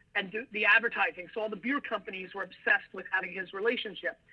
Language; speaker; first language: English; early bilingual, other home language; Russian